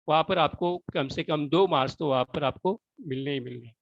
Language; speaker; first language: Hindi; non-native, local second language; Marathi